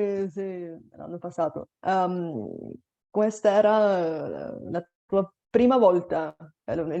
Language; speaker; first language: Italian; non-native, fluent; Bulgarian